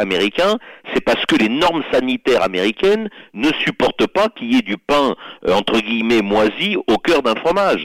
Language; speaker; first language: French; native; French